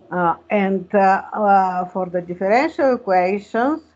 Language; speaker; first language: English; non-native, fluent; Bulgarian